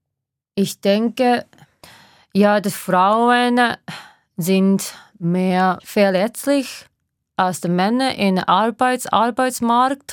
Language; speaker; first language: German; non-native, fluent; Japanese